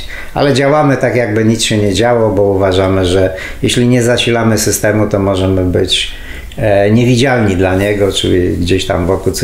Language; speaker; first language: Polish; native; Polish